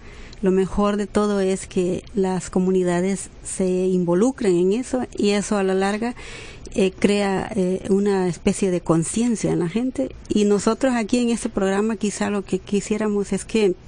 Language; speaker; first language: Spanish; native; Spanish